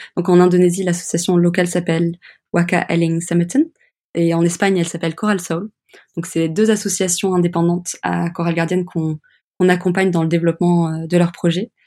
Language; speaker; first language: French; early bilingual, other home language; English